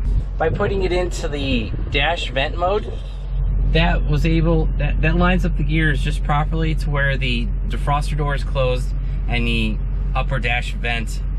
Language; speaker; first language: English; native; English